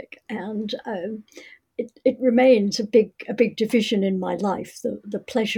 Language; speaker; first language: English; native; English